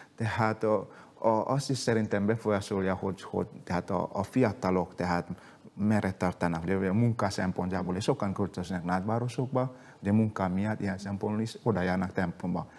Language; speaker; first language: Hungarian; non-native, fluent; Indonesian